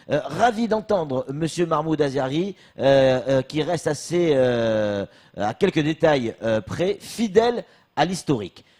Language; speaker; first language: French; native; French